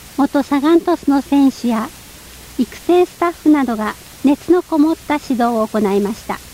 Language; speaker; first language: Japanese; native; Japanese